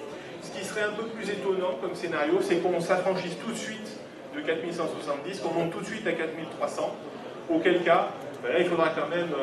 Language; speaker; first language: French; native; French